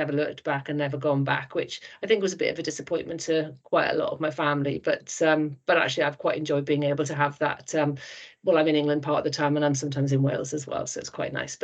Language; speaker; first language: English; native; English